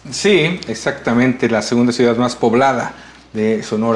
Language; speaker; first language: Spanish; native; Spanish